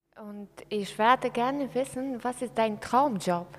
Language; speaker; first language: German; non-native, learner; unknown